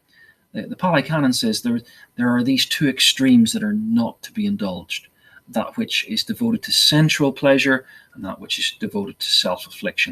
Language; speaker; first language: English; native; English